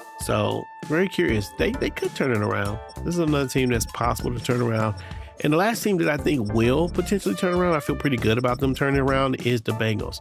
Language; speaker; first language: English; native; English